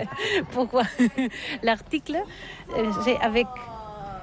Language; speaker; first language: French; non-native, learner; Catalan